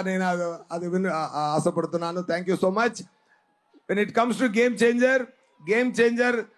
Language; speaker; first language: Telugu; non-native, fluent; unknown